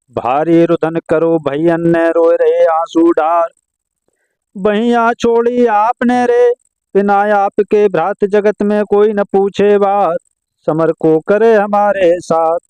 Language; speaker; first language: Hindi; native; Hindi